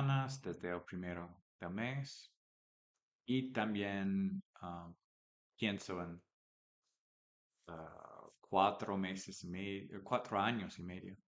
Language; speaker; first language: Spanish; non-native, learner; English